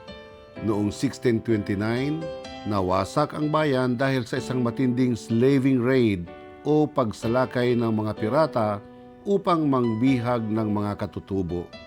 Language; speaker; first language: Filipino; non-native, local second language; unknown